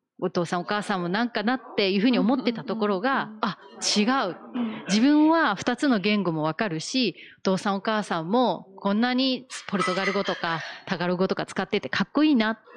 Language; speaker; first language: Japanese; native; Japanese